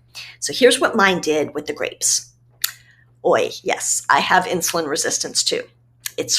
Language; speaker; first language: English; native; English